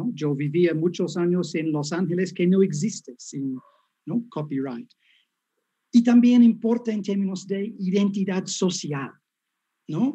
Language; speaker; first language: Spanish; non-native, fluent; English